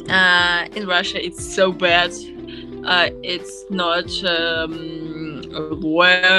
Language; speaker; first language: English; non-native, learner; Russian